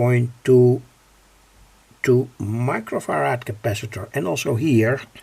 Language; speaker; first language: English; non-native, fluent; Dutch